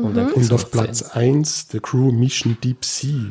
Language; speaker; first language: German; native; German